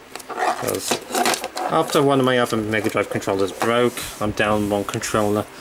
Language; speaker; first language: English; native; English